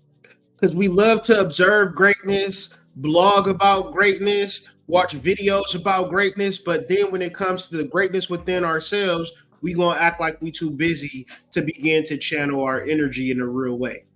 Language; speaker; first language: English; native; English